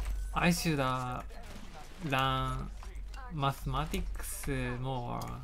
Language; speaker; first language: English; non-native, learner; Japanese